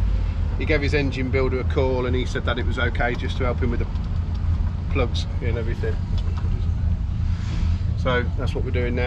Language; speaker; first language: English; native; English